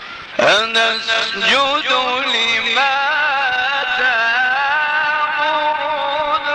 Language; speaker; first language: Arabic; native; Arabic